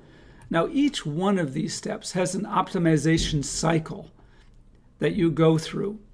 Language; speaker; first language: English; native; English